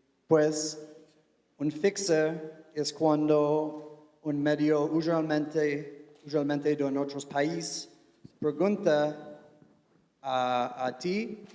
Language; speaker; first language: Spanish; non-native, fluent; English